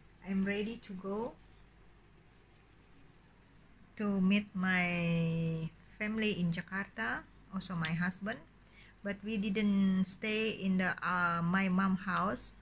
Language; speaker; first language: English; non-native, learner; Indonesian